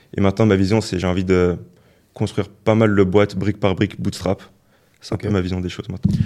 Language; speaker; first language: French; native; French